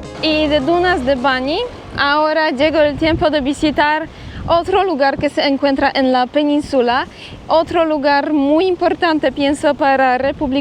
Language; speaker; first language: Spanish; non-native, fluent; Polish